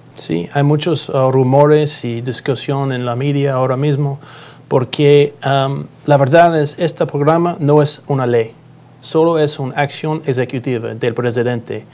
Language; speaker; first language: Spanish; non-native, learner; English